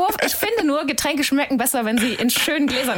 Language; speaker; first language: German; native; German